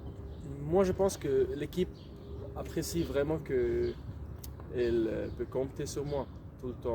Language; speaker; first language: French; non-native, local second language; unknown